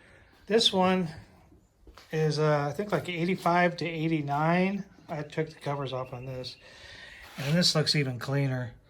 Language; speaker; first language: English; native; English